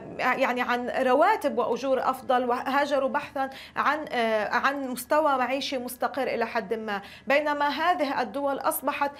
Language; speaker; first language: Arabic; native; Arabic